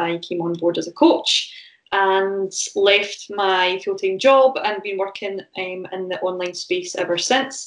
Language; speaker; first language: English; native; English